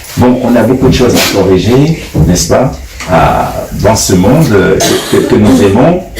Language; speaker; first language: French; non-native, fluent; Arabic